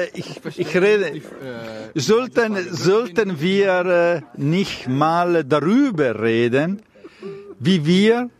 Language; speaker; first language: German; non-native, learner; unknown